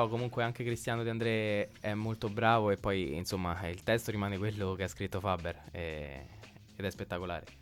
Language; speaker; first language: Italian; native; Italian